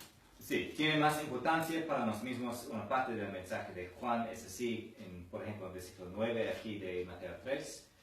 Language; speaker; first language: Spanish; non-native, fluent; English